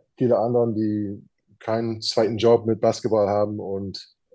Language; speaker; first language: German; non-native, fluent; English